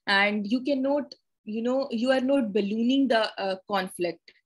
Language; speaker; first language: English; non-native, local second language; Urdu